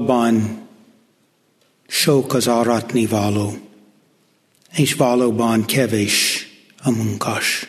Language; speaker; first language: Hungarian; non-native, fluent; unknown